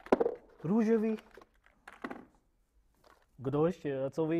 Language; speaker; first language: Czech; non-native, fluent; English